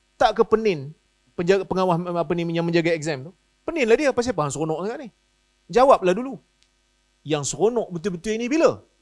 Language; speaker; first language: Malay; native; Malay